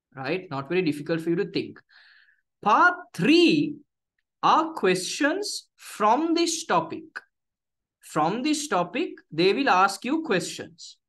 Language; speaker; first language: English; non-native, local second language; Sinhala